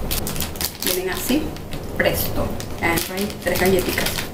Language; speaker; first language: Spanish; native; Spanish